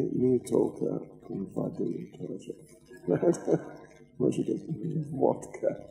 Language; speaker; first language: Russian; non-native, learner; English